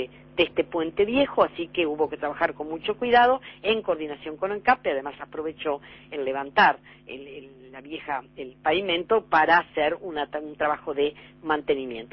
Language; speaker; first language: Spanish; native; Spanish